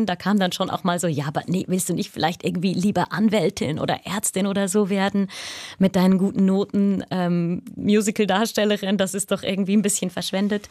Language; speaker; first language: German; native; German